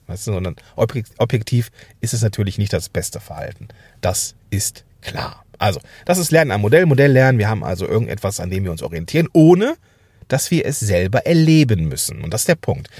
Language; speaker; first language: German; native; German